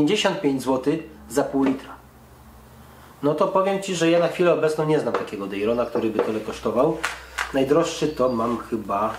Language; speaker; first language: Polish; native; Polish